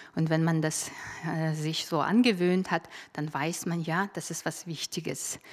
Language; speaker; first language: German; non-native, fluent; Mongolian